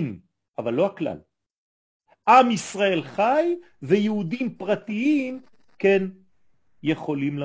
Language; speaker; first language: Hebrew; non-native, fluent; French